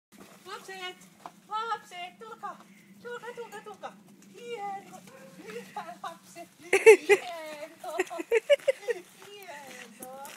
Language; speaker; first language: Finnish; native; Finnish